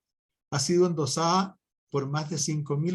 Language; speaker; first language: Spanish; native; Spanish